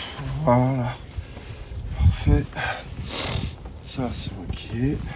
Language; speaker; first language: French; native; French